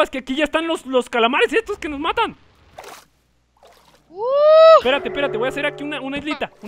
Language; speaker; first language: Spanish; native; Spanish